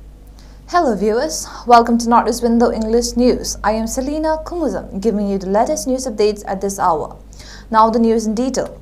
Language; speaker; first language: English; non-native, local second language; Manipuri